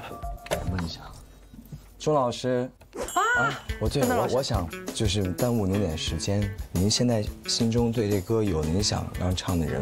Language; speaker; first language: Chinese; native; Chinese